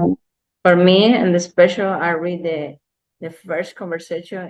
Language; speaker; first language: English; non-native, learner; Spanish